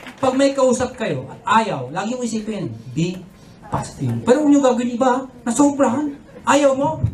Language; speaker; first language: Filipino; non-native, local second language; Pangasinan